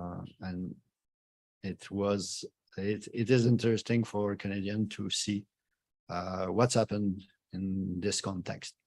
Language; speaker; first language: English; non-native, fluent; French